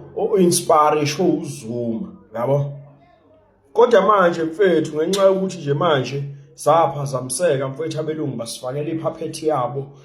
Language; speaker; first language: Zulu; native; Zulu